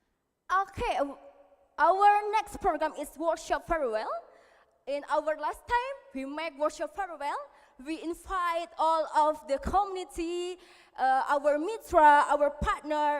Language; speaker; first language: English; non-native, learner; Indonesian